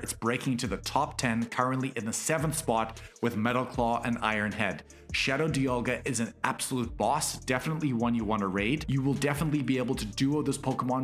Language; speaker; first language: English; native; English